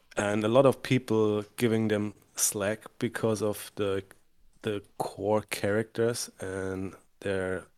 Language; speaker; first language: English; non-native, fluent; German